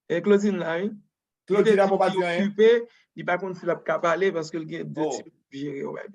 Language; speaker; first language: French; non-native, local second language; Haitian Creole